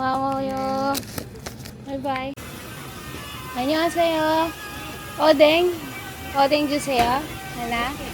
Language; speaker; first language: Korean; non-native, learner; Filipino